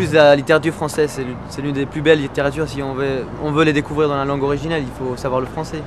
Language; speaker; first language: French; non-native, fluent; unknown